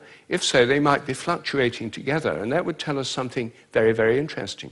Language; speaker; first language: English; native; English